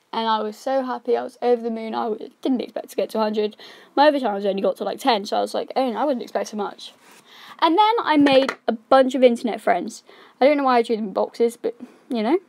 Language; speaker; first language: English; native; English